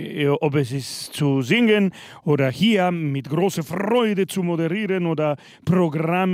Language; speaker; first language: German; non-native, fluent; Spanish